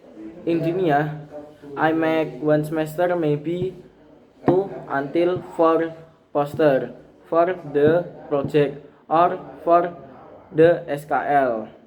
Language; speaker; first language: English; non-native, learner; Indonesian